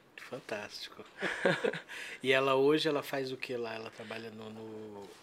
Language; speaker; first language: Portuguese; native; Portuguese